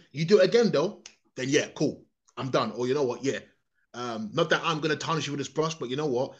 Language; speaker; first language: English; native; English